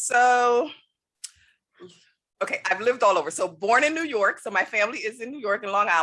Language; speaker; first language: English; native; English